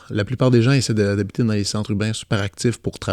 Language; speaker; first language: French; native; French